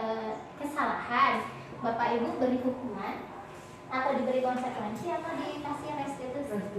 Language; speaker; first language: Indonesian; native; Indonesian